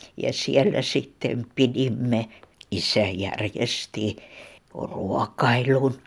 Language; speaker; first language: Finnish; native; Finnish